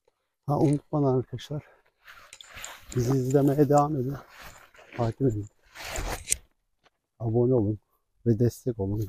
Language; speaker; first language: Turkish; native; Turkish